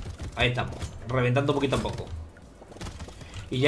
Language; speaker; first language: Spanish; native; Spanish